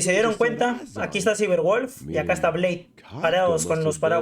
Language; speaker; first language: Spanish; native; Spanish